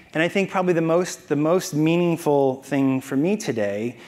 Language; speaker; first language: English; native; English